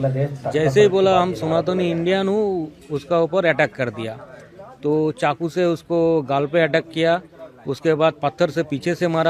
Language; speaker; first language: Hindi; non-native, local second language; Bangla